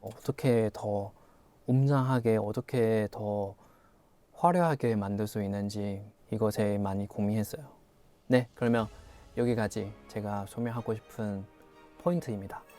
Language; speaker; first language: Korean; non-native, fluent; Chinese